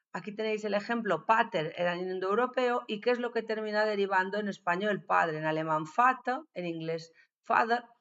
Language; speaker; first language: Spanish; native; Spanish